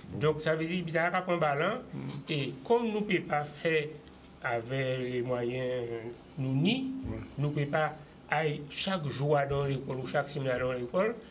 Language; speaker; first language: French; non-native, local second language; Guadeloupean Creole French